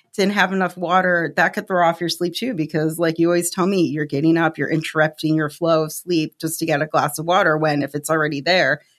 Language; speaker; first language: English; native; English